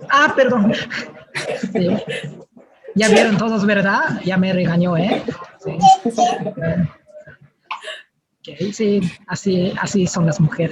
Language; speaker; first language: Spanish; non-native, fluent; Japanese